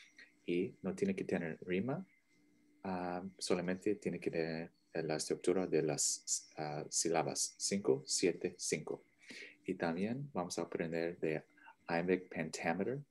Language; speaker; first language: Spanish; non-native, learner; English